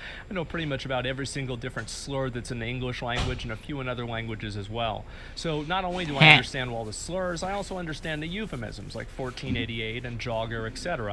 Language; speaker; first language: English; native; English